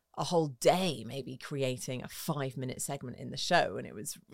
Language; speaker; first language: English; native; English